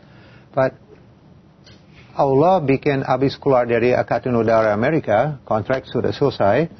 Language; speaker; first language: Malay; non-native, fluent; English